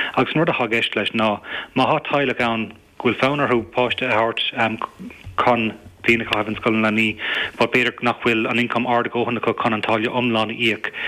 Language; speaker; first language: Irish; native; Irish